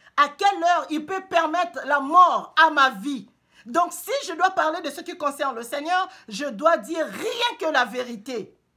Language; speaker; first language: French; non-native, local second language; Lingala